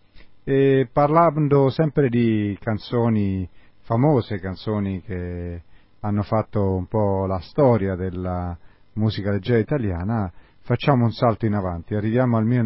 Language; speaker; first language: Italian; native; Italian